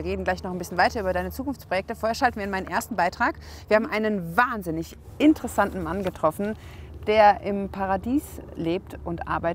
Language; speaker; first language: German; native; German